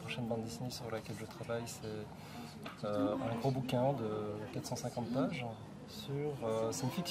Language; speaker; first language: French; early bilingual, other home language; Korean